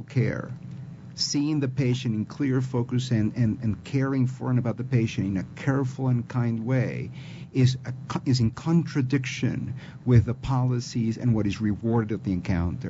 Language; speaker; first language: English; non-native, fluent; Spanish